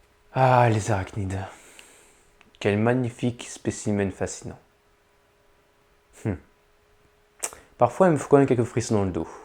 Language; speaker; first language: French; native; French